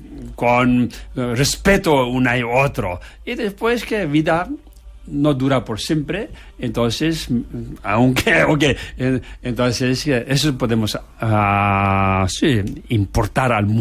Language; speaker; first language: Spanish; non-native, learner; Tibetan